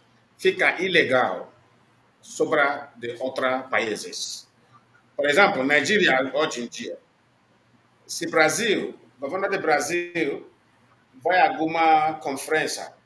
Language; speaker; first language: Portuguese; non-native, learner; Igbo